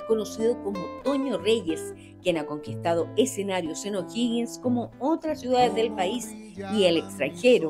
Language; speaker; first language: Spanish; native; Spanish